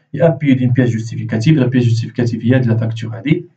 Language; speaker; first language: French; non-native, local second language; Arabic